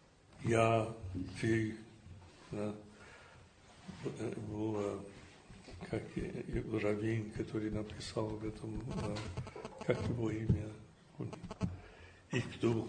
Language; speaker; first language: Russian; non-native, fluent; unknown